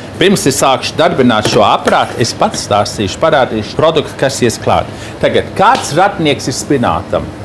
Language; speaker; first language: Latvian; early bilingual, heritage; Latvian